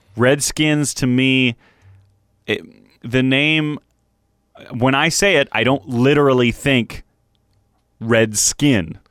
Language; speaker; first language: English; native; English